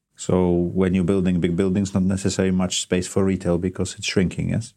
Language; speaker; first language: English; non-native, fluent; Polish